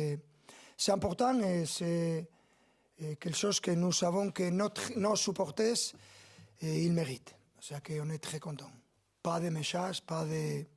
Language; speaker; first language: French; non-native, fluent; Spanish